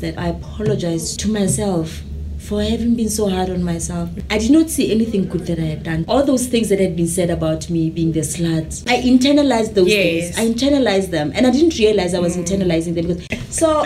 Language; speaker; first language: English; non-native, local second language; Tswana